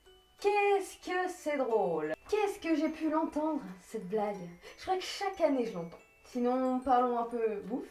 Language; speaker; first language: French; native; French